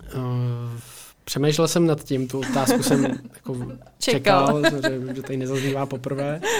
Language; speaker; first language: Czech; native; Czech